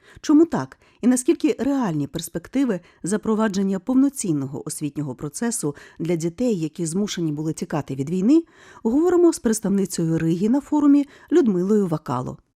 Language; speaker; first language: Ukrainian; native; Ukrainian